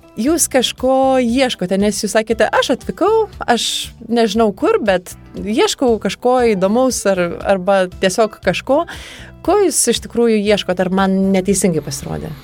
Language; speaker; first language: Lithuanian; native; Lithuanian